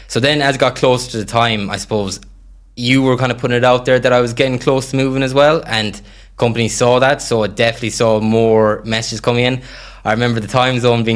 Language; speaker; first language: English; native; English